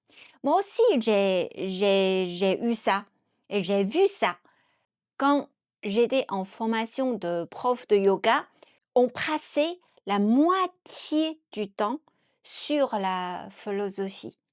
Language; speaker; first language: French; non-native, fluent; Chinese